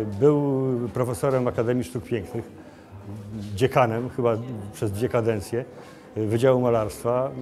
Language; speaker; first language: Polish; native; Polish